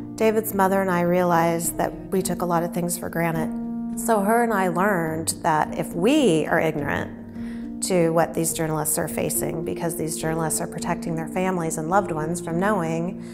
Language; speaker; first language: English; native; English